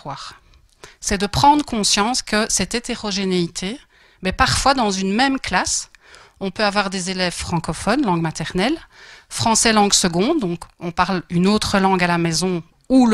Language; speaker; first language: French; native; French